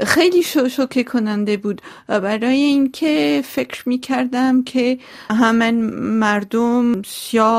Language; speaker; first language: Persian; non-native, local second language; Armenian